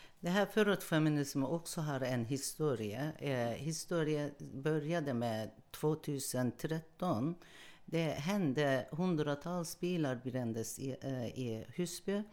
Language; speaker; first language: Swedish; non-native, learner; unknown